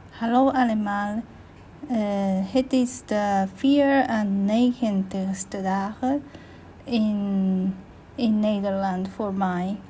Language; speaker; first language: Dutch; non-native, learner; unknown